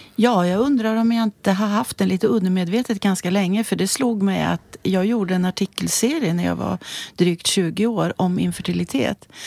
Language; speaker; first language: Swedish; native; Swedish